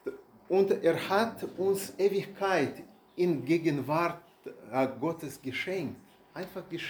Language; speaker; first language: German; non-native, learner; Russian